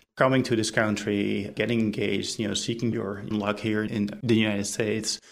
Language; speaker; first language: English; non-native, fluent; Dutch